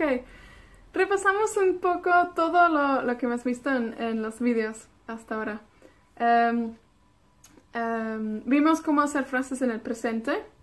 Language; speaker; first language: Spanish; non-native, fluent; Welsh